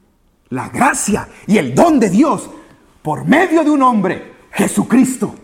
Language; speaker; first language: Spanish; native; Spanish